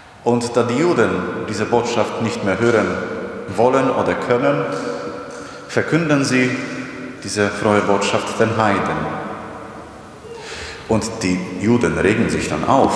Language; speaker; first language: German; non-native, fluent; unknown